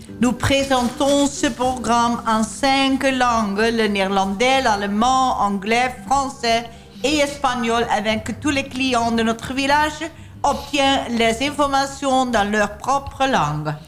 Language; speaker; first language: French; non-native, learner; Dutch